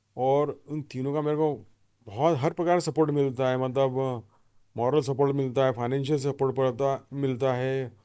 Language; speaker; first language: Hindi; native; Hindi